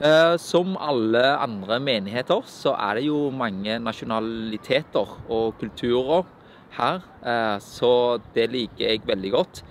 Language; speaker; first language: Norwegian; non-native, fluent; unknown